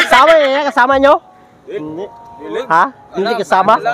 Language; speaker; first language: Filipino; non-native, local second language; Cebuano